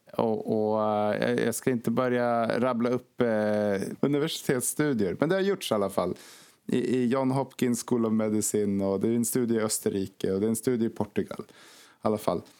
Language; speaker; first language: Swedish; early bilingual, other home language; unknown